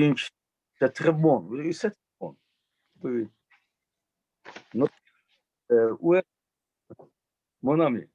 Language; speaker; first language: French; non-native, learner; Turkish